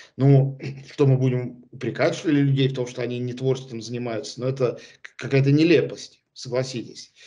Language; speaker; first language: Russian; native; Russian